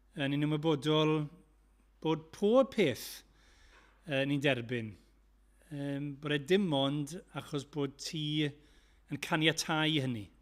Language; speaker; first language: Welsh; native; Welsh